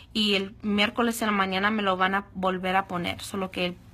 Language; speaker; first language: Spanish; early bilingual, heritage; Spanish